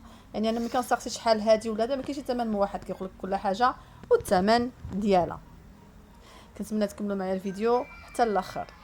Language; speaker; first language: Arabic; native; Arabic